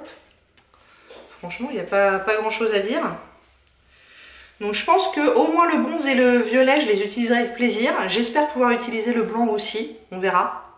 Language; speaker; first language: French; native; French